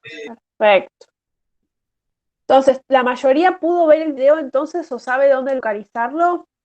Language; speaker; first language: Spanish; native; Spanish